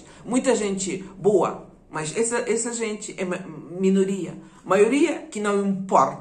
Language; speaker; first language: Portuguese; non-native, fluent; Ukrainian